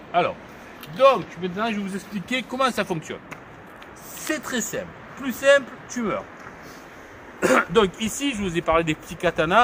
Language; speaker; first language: French; native; French